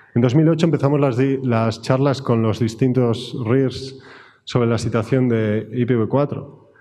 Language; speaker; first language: Spanish; native; Spanish